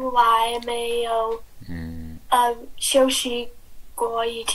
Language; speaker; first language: Chinese; non-native, learner; English